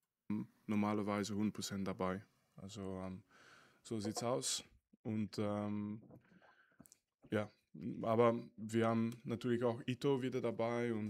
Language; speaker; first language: German; non-native, fluent; French